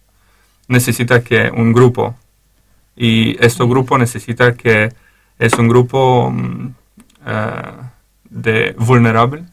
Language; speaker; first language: Spanish; non-native, learner; Romanian